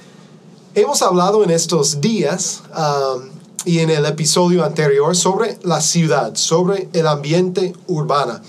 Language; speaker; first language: Spanish; non-native, fluent; English